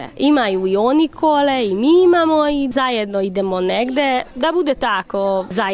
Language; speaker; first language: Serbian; non-native, local second language; Hungarian